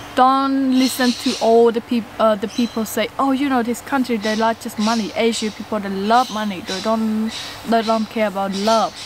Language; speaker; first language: English; non-native, learner; Khmer